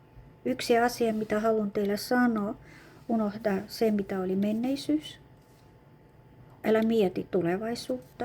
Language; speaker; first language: Finnish; non-native, fluent; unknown